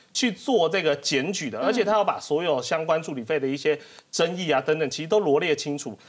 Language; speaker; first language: Chinese; native; Chinese